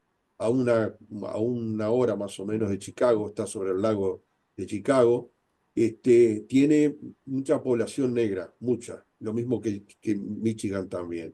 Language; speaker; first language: Spanish; native; Spanish